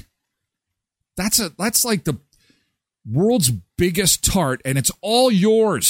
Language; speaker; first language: English; native; English